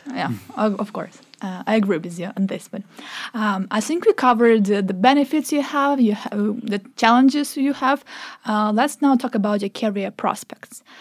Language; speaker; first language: English; non-native, fluent; Ukrainian